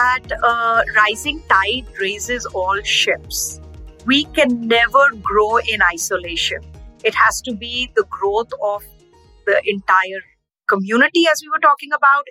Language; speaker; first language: English; non-native, local second language; Hindi